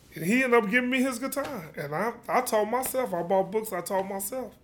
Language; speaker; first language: English; native; English